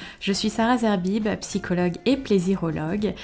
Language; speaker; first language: French; native; French